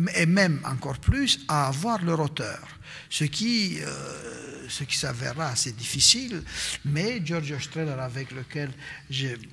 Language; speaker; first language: French; non-native, fluent; Romanian